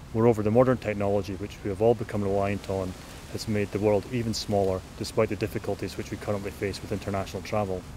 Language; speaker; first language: English; native; English